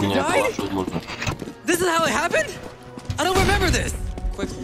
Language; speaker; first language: English; native; English